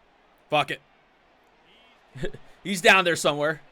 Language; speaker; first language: English; native; English